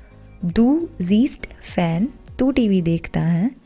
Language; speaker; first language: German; non-native, fluent; Punjabi